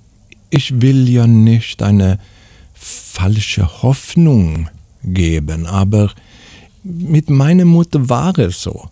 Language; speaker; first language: German; non-native, learner; Swedish